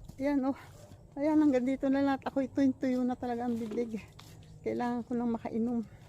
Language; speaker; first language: Filipino; native; Filipino